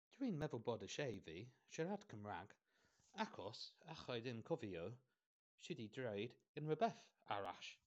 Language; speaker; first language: Welsh; non-native, learner; English